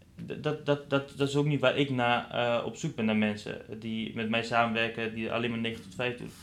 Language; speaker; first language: Dutch; non-native, fluent; Persian